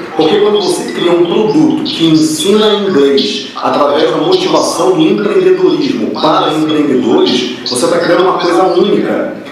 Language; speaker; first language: Portuguese; native; Portuguese